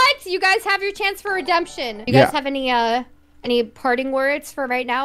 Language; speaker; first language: English; native; English